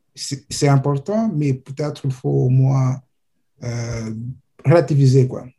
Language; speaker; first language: French; non-native, fluent; Portuguese